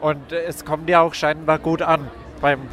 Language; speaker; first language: German; native; German